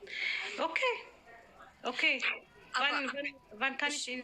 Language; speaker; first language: German; non-native, fluent; Arabic